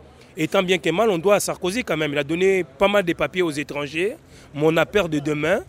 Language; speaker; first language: French; early bilingual, other home language; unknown